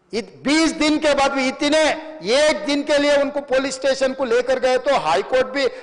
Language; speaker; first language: Hindi; non-native, local second language; Telugu